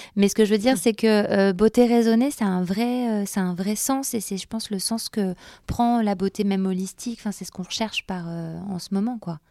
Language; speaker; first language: French; native; French